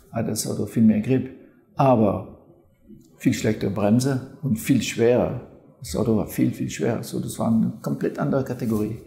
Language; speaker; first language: German; non-native, fluent; French